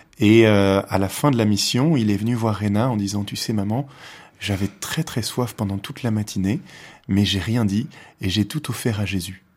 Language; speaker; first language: French; native; French